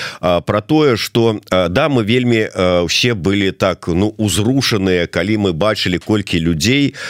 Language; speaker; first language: Belarusian; non-native, local second language; Russian